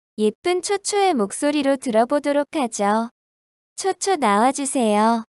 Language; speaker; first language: Korean; native; Korean